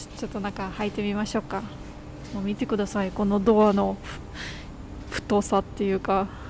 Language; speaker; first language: Japanese; non-native, fluent; Russian